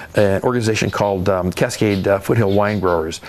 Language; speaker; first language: English; native; English